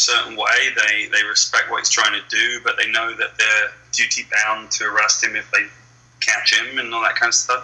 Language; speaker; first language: English; native; English